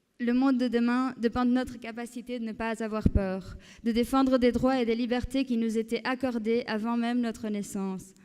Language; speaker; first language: French; non-native, fluent; Portuguese